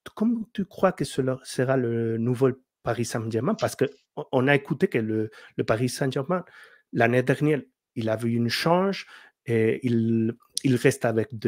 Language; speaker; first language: French; non-native, learner; Spanish